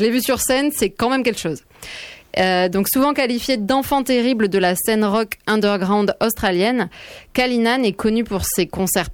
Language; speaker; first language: French; native; French